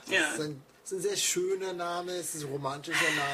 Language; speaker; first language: German; non-native, fluent; English